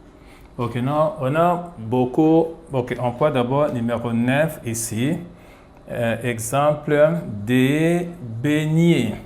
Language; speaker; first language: French; non-native, fluent; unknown